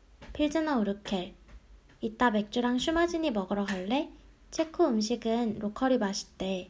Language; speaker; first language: Korean; non-native, learner; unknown